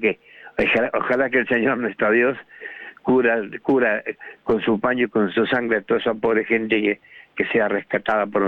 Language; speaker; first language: Spanish; native; Spanish